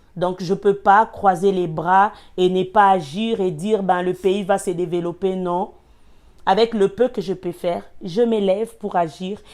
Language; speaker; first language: French; non-native, local second language; Lingala